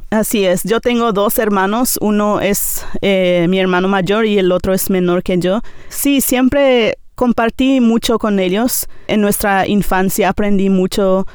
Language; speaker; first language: Spanish; non-native, local second language; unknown